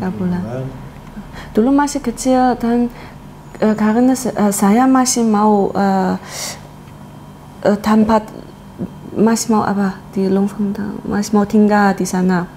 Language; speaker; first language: Indonesian; non-native, learner; Chinese